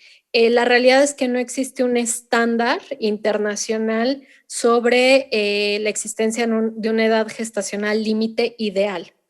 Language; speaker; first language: Spanish; native; Spanish